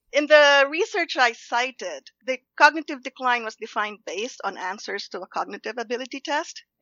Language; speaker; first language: English; non-native, local second language; Filipino